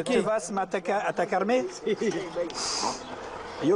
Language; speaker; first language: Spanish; non-native, learner; French